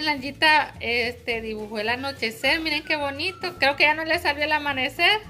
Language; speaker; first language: Spanish; native; Spanish